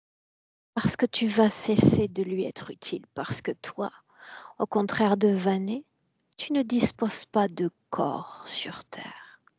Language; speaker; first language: French; native; French